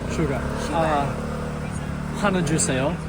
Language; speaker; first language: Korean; non-native, learner; English